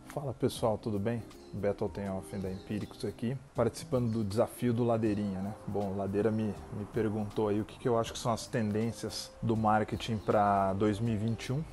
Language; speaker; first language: Portuguese; native; Portuguese